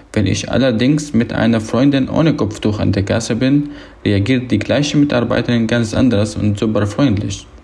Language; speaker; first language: German; non-native, fluent; Arabic